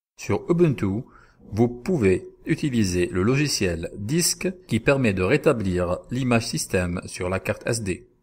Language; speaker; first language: French; non-native, local second language; Arabic